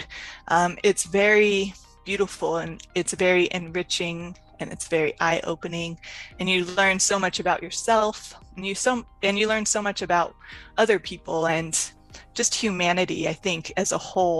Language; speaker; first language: English; native; English